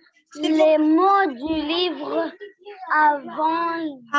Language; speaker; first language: French; non-native, learner; Arabic